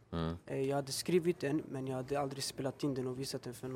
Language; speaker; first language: Swedish; early bilingual, other home language; Albanian